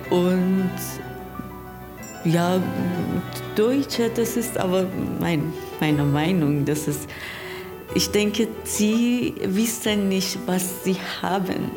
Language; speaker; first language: German; non-native, learner; Persian